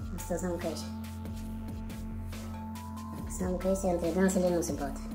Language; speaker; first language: Romanian; non-native, learner; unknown